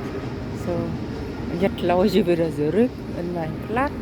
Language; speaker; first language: German; non-native, learner; Khmer